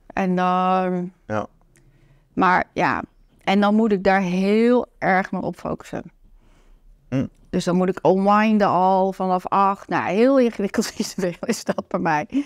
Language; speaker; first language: Dutch; native; Dutch